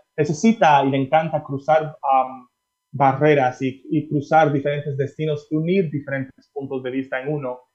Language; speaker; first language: Spanish; early bilingual, heritage; Spanish